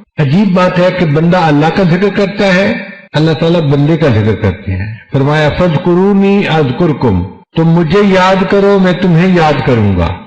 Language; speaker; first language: Urdu; non-native, local second language; Punjabi